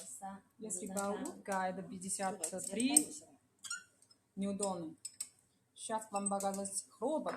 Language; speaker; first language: Russian; non-native, learner; Chinese